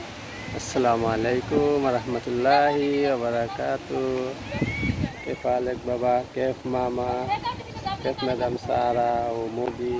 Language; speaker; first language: Arabic; non-native, learner; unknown